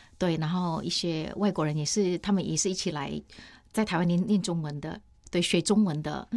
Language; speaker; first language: Chinese; non-native, fluent; Indonesian